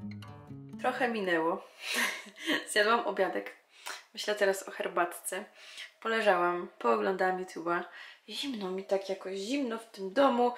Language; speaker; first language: Polish; native; Polish